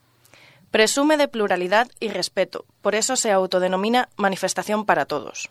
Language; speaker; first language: Spanish; native; Spanish